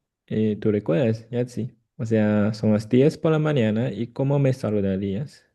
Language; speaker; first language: Spanish; non-native, fluent; Chinese